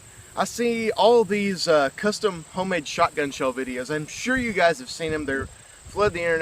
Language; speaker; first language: English; native; English